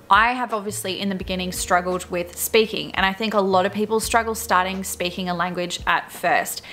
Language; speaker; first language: English; native; English